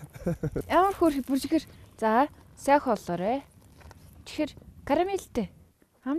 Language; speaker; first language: Mongolian; non-native, learner; Russian